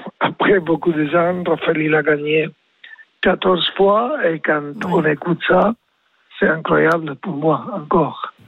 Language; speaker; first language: French; non-native, learner; Spanish